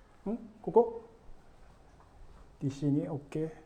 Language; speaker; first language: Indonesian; non-native, learner; Japanese